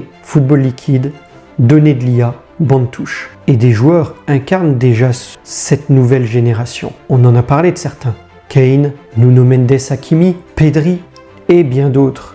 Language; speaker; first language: French; native; French